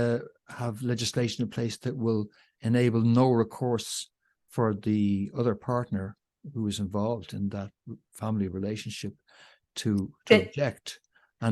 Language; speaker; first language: English; native; English